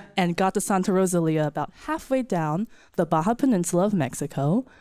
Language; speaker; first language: English; native; English